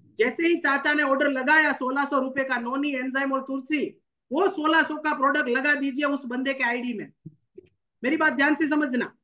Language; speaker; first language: Hindi; non-native, local second language; Gujarati